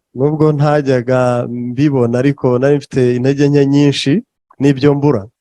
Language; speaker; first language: Kinyarwanda; native; Kinyarwanda